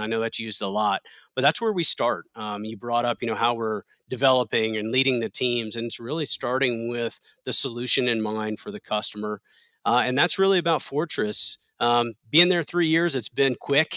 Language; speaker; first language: English; native; English